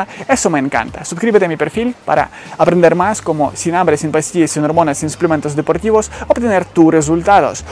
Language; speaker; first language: Spanish; non-native, fluent; Ukrainian